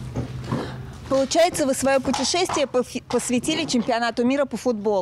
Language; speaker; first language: Russian; native; Russian